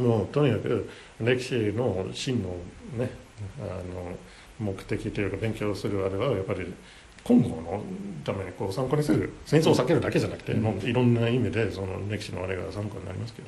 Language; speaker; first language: Japanese; non-native, fluent; English